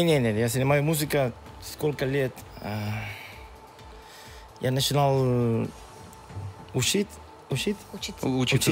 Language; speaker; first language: Russian; non-native, learner; Spanish